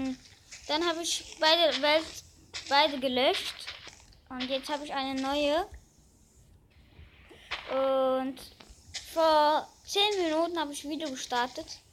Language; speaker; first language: German; early bilingual, other home language; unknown